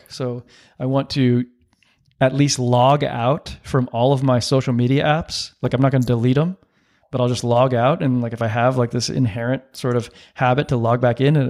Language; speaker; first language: English; native; English